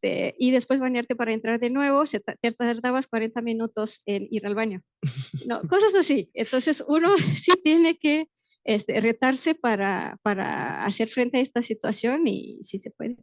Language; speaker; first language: Spanish; non-native, fluent; Romanian